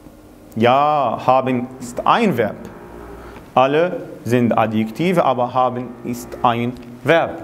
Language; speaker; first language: German; non-native, fluent; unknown